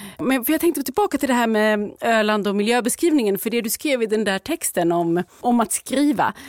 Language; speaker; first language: Swedish; native; Swedish